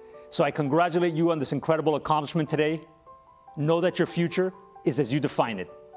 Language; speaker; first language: English; early bilingual, other home language; Spanish